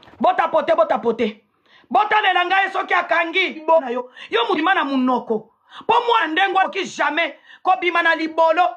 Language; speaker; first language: Lingala; non-native, local second language; Swahili